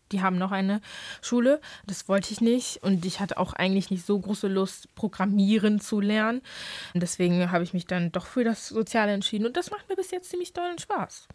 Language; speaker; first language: German; early bilingual, other home language; English